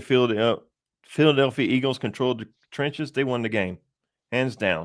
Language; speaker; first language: English; native; English